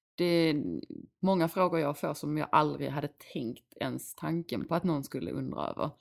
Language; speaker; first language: Swedish; native; Swedish